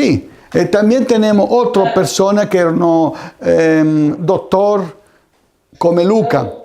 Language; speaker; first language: Spanish; non-native, fluent; Italian